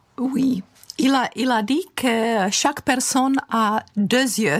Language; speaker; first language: French; non-native, fluent; Czech